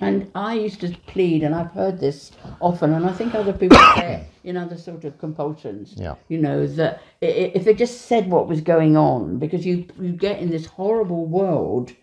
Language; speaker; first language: English; native; English